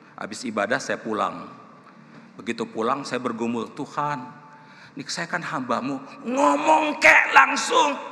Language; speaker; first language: Indonesian; native; Indonesian